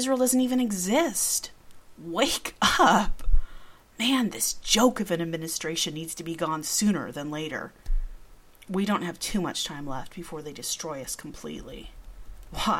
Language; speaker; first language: English; early bilingual, other home language; Spanish